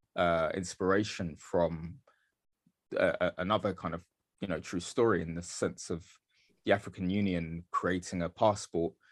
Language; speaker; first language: English; native; English